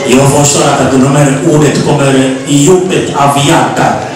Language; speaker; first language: Swedish; non-native, learner; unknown